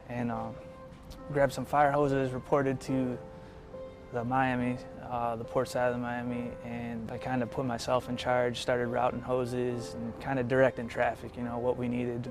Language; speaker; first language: English; native; English